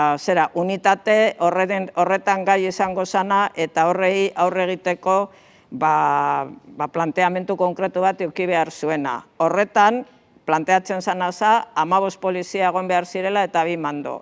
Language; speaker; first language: Basque; native; Basque